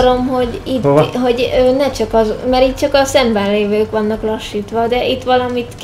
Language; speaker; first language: Hungarian; native; Hungarian